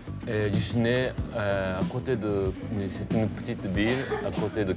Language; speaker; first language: French; non-native, fluent; Japanese